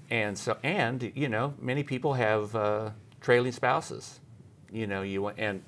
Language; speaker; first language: English; native; English